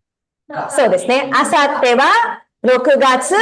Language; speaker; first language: Japanese; non-native, fluent; Tamil